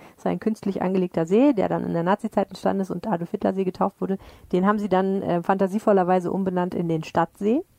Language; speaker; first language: German; native; German